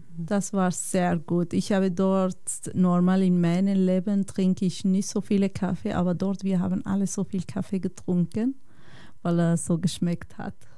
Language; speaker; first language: German; non-native, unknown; Bosnian